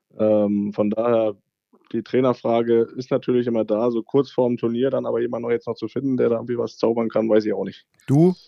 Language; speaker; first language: German; native; German